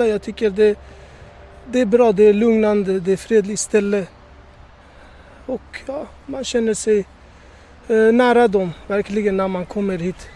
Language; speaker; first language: Swedish; early bilingual, other home language; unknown